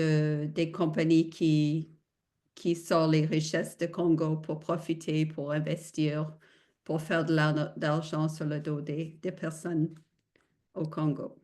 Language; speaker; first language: French; non-native, fluent; English